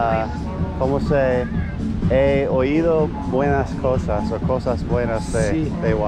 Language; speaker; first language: Spanish; non-native, learner; English